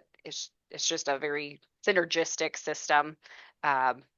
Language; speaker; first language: English; native; English